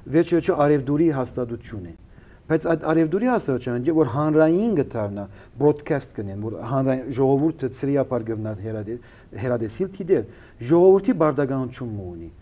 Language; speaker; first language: Armenian; early bilingual, heritage; Armenian